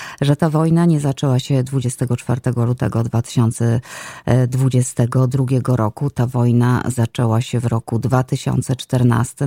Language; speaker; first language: Polish; native; Polish